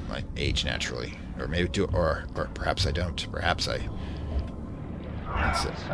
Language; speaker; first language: English; native; English